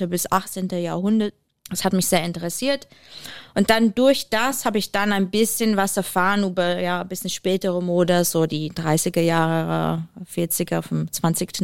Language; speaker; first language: German; non-native, fluent; English